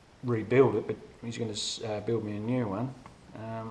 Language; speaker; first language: English; native; English